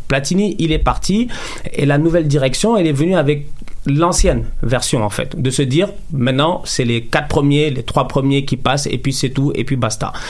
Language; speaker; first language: French; non-native, local second language; Wolof